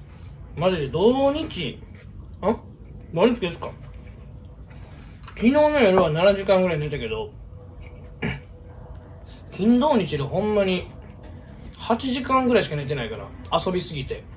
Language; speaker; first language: Japanese; native; Japanese